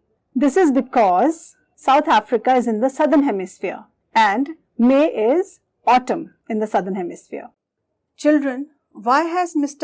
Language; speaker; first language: English; non-native, local second language; Hindi